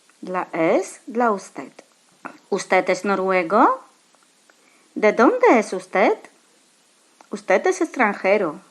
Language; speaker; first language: Spanish; non-native, fluent; Polish